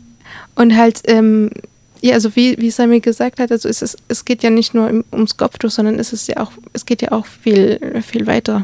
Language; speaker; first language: German; early bilingual, other home language; Arabic